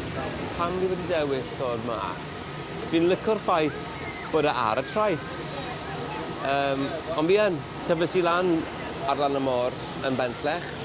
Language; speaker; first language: Welsh; native; Welsh